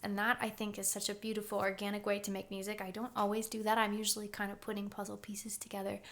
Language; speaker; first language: English; native; English